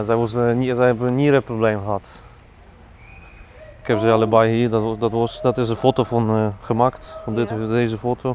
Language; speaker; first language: Dutch; non-native, learner; Polish